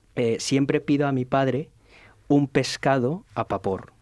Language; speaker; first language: Spanish; non-native, fluent; Cantonese